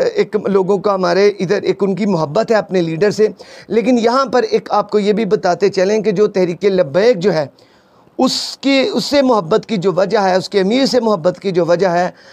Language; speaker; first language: Urdu; non-native, local second language; Punjabi